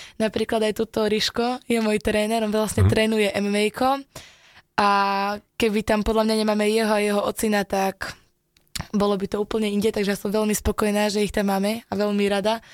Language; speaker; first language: Slovak; native; Slovak